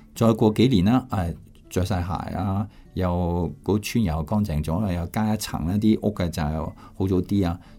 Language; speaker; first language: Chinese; non-native, fluent; French